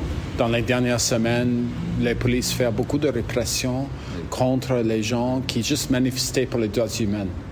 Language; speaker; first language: French; non-native, learner; English